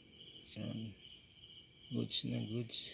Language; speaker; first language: Filipino; non-native, local second language; Cebuano